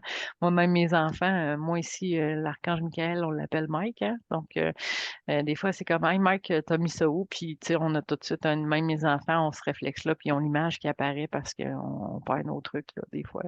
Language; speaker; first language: French; native; French